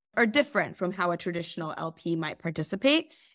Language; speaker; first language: English; native; English